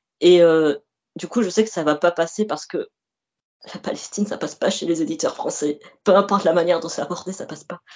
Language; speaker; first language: French; early bilingual, other home language; Arabic